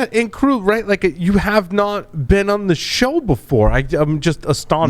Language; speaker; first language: English; native; English